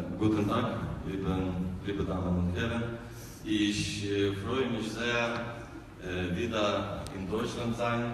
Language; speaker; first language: German; non-native, learner; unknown